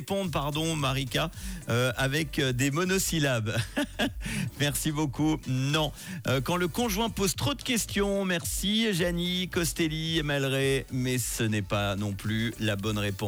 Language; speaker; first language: French; native; French